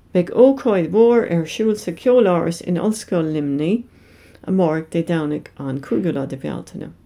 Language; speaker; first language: Irish; non-native, local second language; English